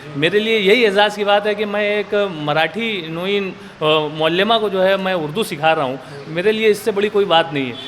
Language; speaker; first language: Urdu; native; Urdu